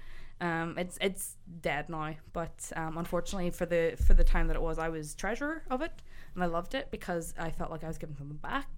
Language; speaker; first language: English; native; English